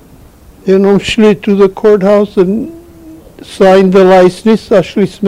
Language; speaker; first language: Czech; early bilingual, heritage; Czech